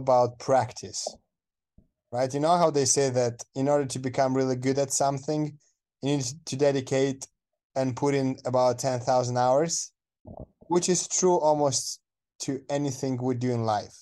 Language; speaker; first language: English; non-native, fluent; Romanian